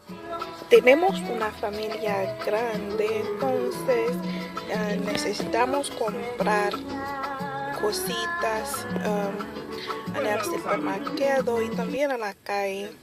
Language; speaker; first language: Spanish; early bilingual, other home language; Haitian Creole